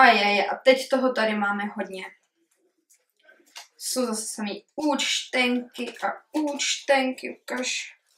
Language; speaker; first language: Czech; early bilingual, heritage; Czech